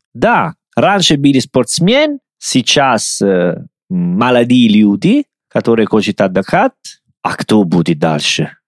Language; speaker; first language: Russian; non-native, learner; Italian